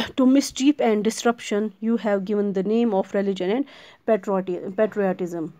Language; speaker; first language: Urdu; non-native, local second language; Kashmiri